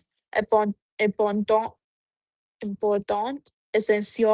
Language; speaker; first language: French; non-native, learner; Punjabi